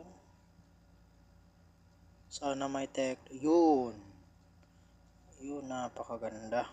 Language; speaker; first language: Filipino; native; Filipino